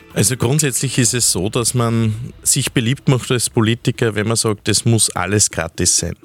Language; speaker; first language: German; native; German